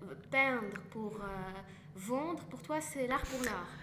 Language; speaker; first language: French; non-native, local second language; Arabic